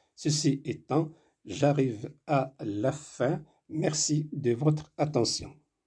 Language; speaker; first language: French; non-native, local second language; Arabic